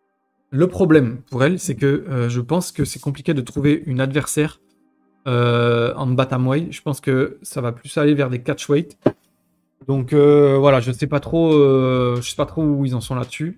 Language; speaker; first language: French; native; French